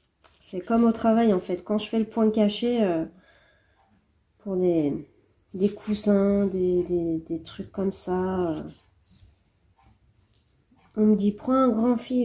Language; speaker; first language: French; native; French